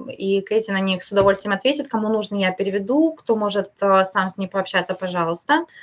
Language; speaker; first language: Russian; native; Russian